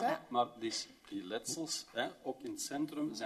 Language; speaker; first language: Dutch; native; Dutch